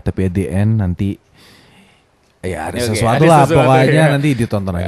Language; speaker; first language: Indonesian; native; Indonesian